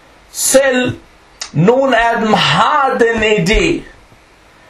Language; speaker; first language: Danish; non-native, fluent; Arabic